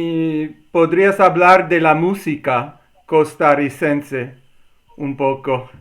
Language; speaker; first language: Spanish; non-native, learner; English